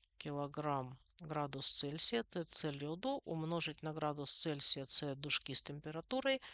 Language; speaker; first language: Ukrainian; non-native, local second language; Russian